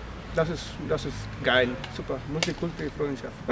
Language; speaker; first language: German; non-native, learner; Spanish